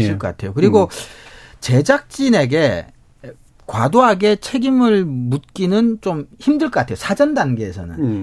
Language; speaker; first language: Korean; native; Korean